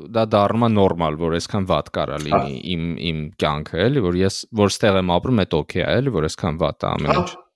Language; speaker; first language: Armenian; native; Armenian